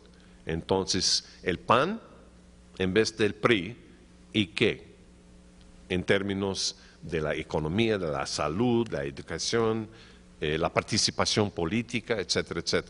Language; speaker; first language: Spanish; non-native, fluent; English